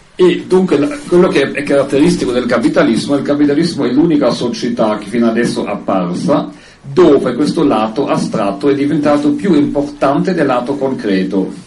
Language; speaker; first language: Italian; non-native, fluent; German